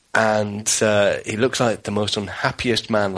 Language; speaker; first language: English; native; English